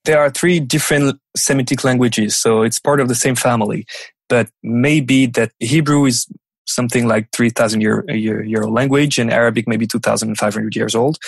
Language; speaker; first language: English; non-native, fluent; French